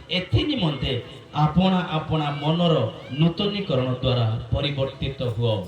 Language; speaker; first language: Odia; non-native, local second language; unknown